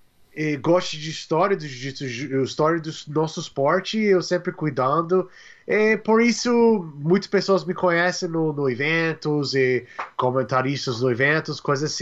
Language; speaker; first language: Portuguese; non-native, learner; English